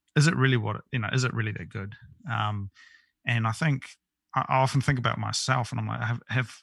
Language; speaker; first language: English; native; English